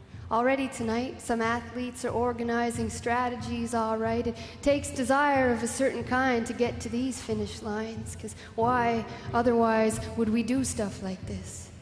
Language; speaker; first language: English; native; English